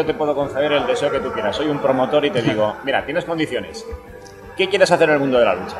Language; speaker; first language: Spanish; native; Spanish